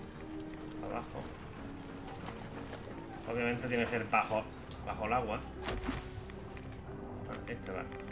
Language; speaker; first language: Spanish; native; Spanish